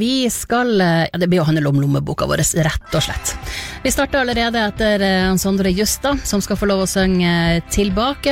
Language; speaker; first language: Norwegian; native; Norwegian